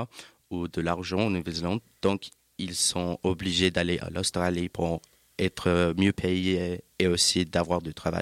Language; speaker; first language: French; non-native, learner; English